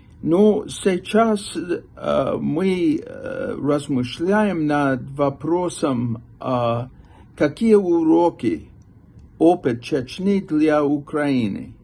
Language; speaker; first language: Russian; non-native, fluent; English